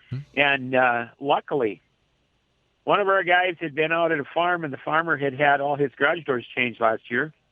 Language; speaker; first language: English; native; English